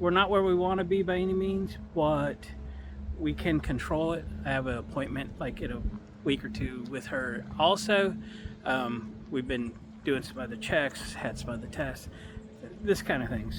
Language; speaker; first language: English; native; English